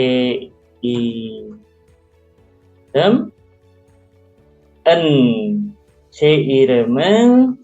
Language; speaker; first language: Korean; non-native, learner; Indonesian